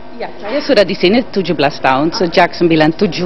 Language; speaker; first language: Indonesian; non-native, fluent; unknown